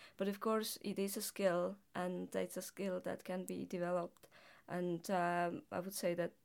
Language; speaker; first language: English; non-native, fluent; Estonian